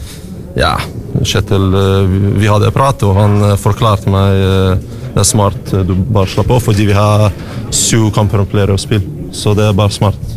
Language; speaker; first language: Norwegian; non-native, learner; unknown